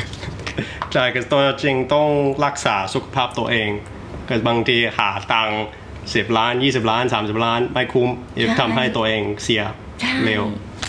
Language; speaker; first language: Thai; early bilingual, heritage; Thai